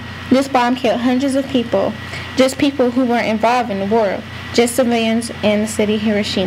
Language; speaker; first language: English; native; English